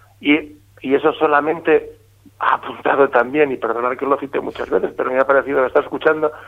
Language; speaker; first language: Spanish; native; Spanish